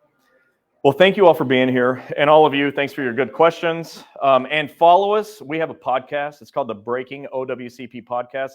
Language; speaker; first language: English; native; English